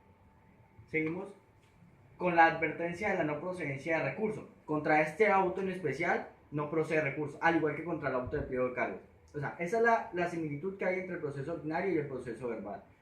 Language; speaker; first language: Spanish; native; Spanish